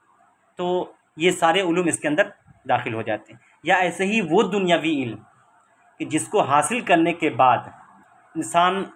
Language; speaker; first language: Urdu; native; Urdu